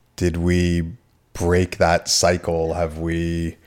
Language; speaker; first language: English; early bilingual, other home language; Italian